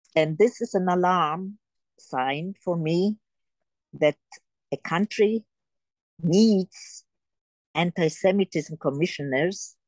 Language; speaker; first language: English; early bilingual, heritage; Polish